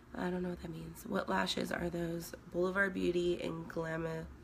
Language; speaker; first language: English; non-native, fluent; Swedish